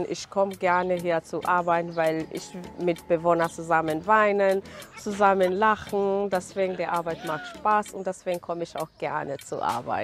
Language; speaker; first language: German; non-native, learner; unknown